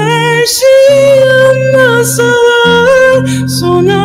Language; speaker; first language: Turkish; native; Turkish